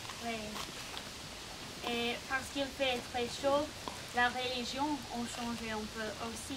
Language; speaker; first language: French; non-native, learner; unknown